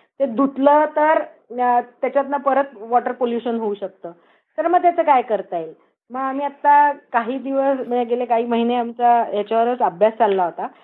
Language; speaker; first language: Marathi; native; Marathi